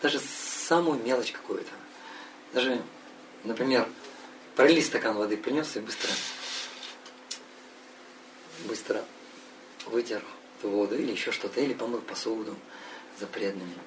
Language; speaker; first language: Russian; native; Russian